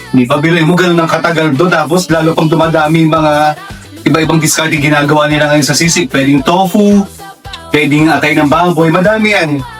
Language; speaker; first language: Filipino; non-native, local second language; Pampanga